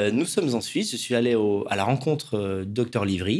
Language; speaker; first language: French; native; French